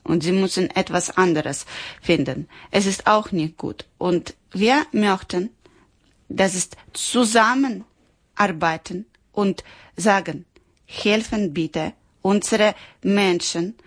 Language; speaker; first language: German; non-native, learner; Ukrainian